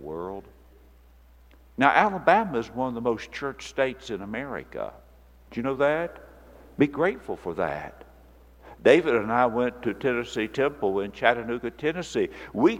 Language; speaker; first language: English; native; English